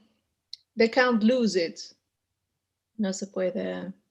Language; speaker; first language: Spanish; non-native, learner; Dutch